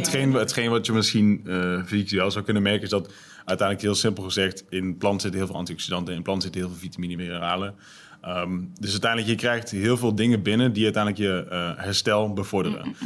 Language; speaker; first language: Dutch; native; Dutch